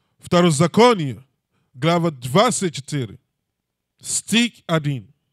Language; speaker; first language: Russian; non-native, learner; English